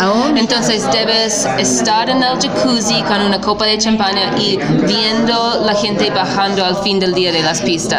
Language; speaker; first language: Spanish; non-native, fluent; English